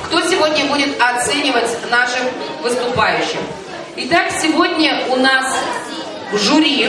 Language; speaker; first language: Russian; native; Russian